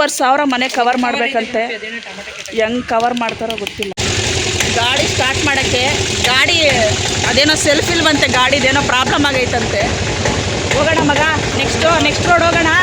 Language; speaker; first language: Kannada; native; Kannada